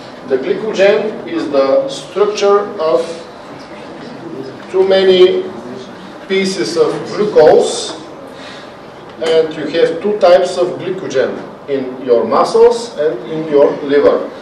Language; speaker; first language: English; non-native, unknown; Bulgarian